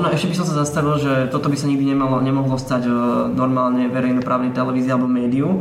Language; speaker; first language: Slovak; native; Slovak